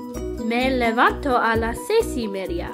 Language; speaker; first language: Spanish; non-native, learner; English